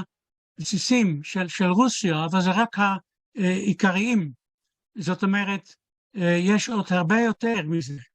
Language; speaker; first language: Hebrew; non-native, fluent; Dutch